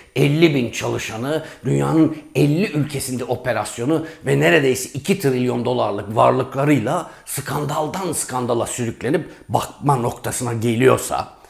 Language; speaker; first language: Turkish; native; Turkish